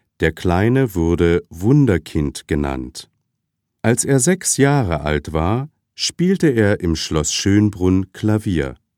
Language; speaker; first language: German; native; German